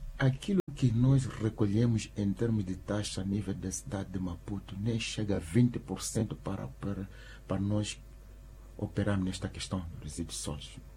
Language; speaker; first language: Portuguese; non-native, local second language; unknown